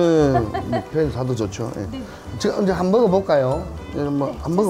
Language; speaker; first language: Korean; native; Korean